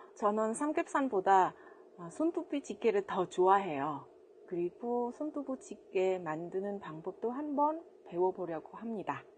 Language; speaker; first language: Korean; non-native, fluent; Vietnamese